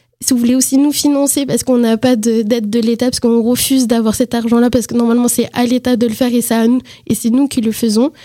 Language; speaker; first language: French; native; French